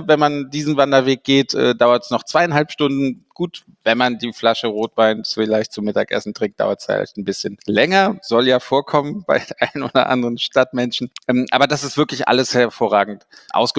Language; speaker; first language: German; native; German